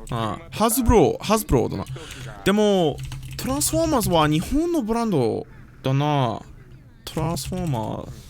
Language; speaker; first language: Japanese; non-native, learner; English